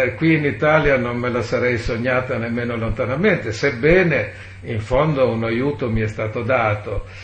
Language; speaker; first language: Italian; native; Italian